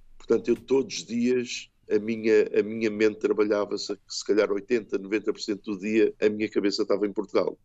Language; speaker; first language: Portuguese; early bilingual, heritage; Portuguese